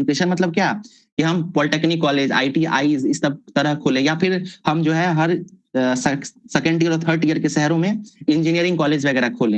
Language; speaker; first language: Hindi; native; Hindi